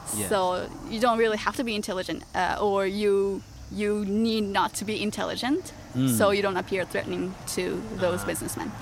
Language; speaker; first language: English; non-native, fluent; Japanese